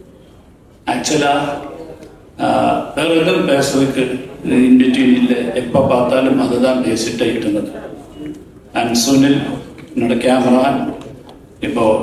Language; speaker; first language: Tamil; non-native, learner; Malayalam